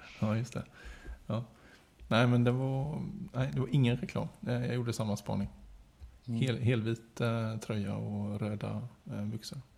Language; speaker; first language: Swedish; native; Swedish